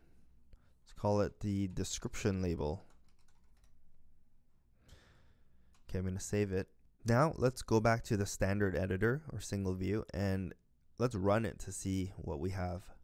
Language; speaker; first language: English; native; English